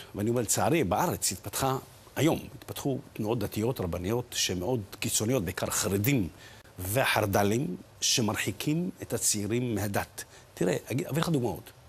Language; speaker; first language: Hebrew; early bilingual, other home language; Arabic